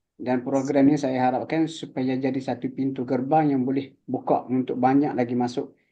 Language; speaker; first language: Malay; native; Malay